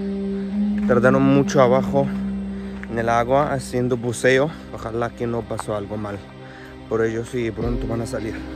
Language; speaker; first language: Spanish; non-native, fluent; Arabic